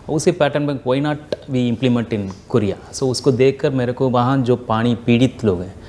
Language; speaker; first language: Hindi; non-native, local second language; Tamil